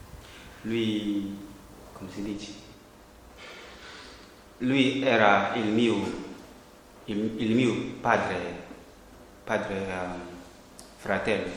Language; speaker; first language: Italian; non-native, learner; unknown